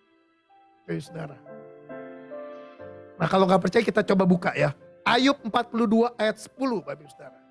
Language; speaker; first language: Indonesian; native; Indonesian